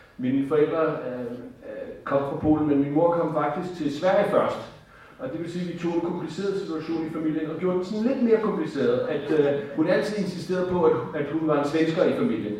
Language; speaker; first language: Danish; native; Danish